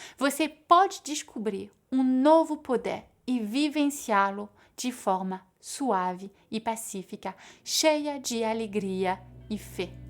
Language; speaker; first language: Portuguese; non-native, fluent; French